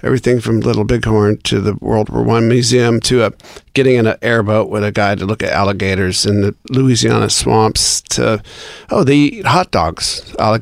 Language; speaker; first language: English; native; English